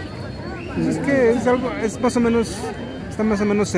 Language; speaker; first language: Spanish; native; Spanish